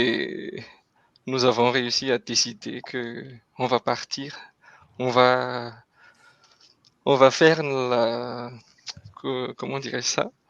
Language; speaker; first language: French; non-native, local second language; Malagasy